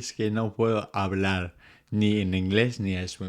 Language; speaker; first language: Spanish; non-native, fluent; English